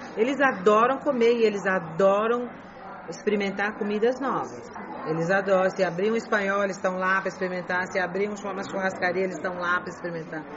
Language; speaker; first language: Portuguese; early bilingual, heritage; Portuguese